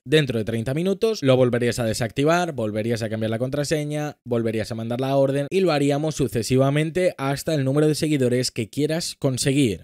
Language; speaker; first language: Spanish; native; Spanish